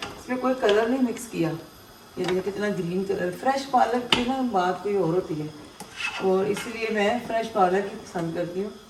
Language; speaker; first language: Urdu; non-native, local second language; Punjabi